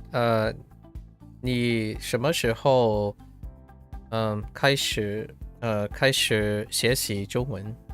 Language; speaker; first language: Chinese; early bilingual, heritage; English